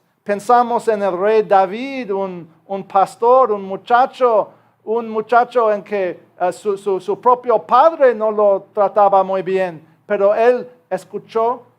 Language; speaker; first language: Spanish; non-native, fluent; English